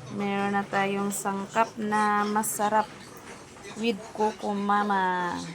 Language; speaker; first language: Filipino; non-native, local second language; Cebuano